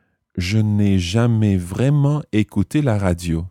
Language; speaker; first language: French; non-native, fluent; English